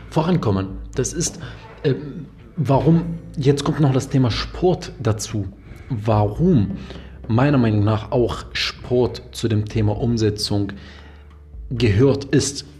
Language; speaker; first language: German; non-native, fluent; Arabic